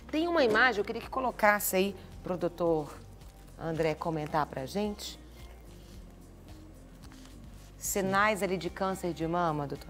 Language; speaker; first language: Portuguese; native; Portuguese